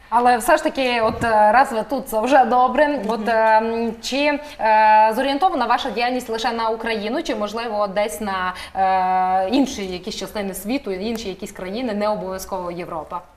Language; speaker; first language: Ukrainian; native; Ukrainian